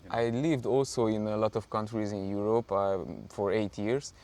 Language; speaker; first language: English; non-native, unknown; Hungarian